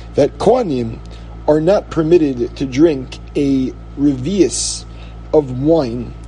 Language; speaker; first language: English; native; English